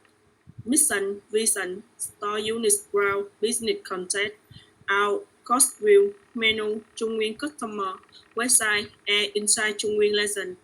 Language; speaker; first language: English; non-native, learner; Vietnamese